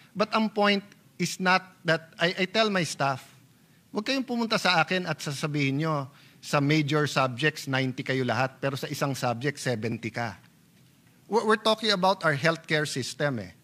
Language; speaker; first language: Filipino; native; Filipino